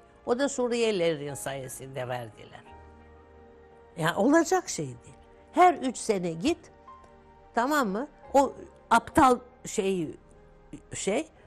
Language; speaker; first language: Turkish; non-native, local second language; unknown